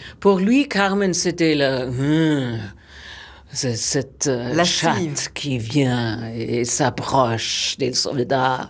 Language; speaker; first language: French; non-native, fluent; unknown